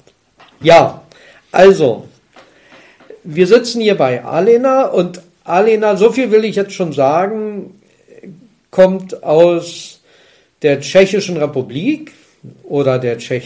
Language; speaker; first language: German; native; German